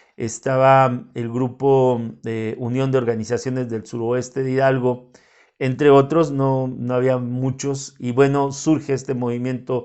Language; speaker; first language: Spanish; native; Spanish